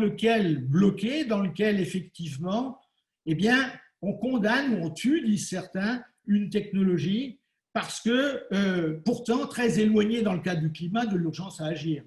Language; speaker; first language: French; native; French